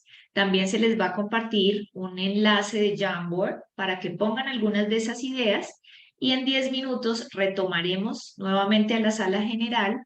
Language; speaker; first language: Spanish; native; Spanish